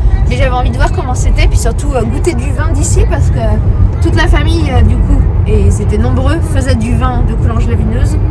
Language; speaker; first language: French; native; French